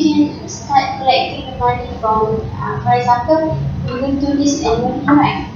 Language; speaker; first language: English; non-native, learner; Malay